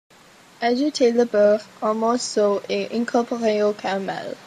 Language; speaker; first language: French; non-native, learner; English